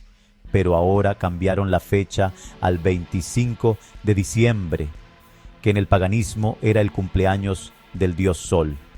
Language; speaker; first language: Spanish; native; Spanish